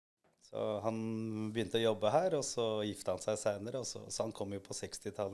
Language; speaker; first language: Norwegian; early bilingual, other home language; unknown